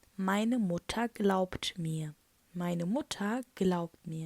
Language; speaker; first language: German; non-native, fluent; Turkish